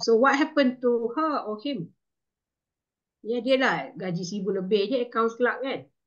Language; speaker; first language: English; non-native, local second language; Malay